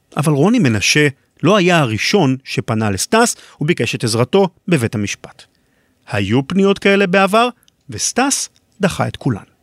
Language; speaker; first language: Hebrew; native; Hebrew